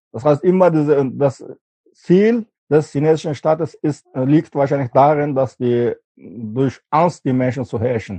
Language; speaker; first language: German; non-native, fluent; Uyghur